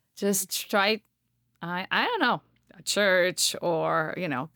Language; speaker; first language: English; non-native, fluent; Portuguese